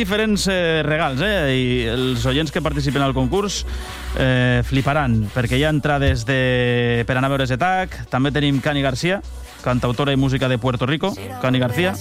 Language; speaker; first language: Catalan; native; Catalan